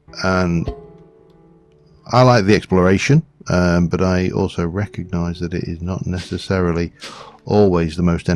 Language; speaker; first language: English; native; English